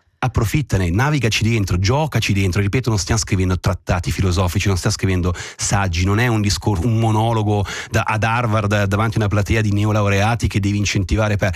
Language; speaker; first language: Italian; native; Italian